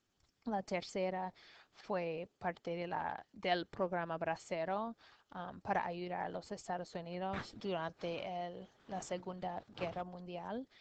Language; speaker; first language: Spanish; non-native, learner; English